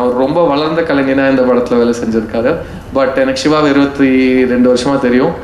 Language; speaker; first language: Tamil; native; Tamil